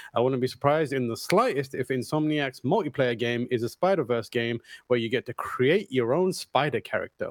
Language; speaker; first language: English; native; English